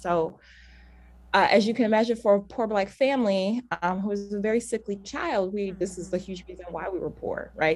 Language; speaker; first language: English; native; English